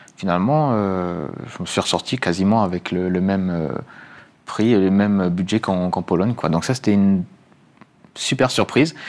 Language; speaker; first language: French; native; French